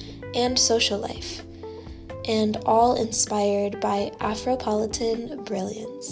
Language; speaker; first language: English; native; English